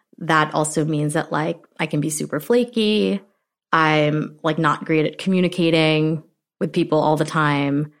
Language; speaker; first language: English; early bilingual, other home language; Filipino